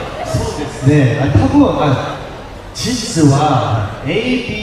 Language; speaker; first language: Japanese; non-native, learner; Korean